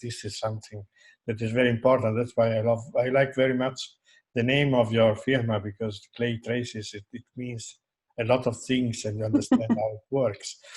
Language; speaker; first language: English; non-native, fluent; Italian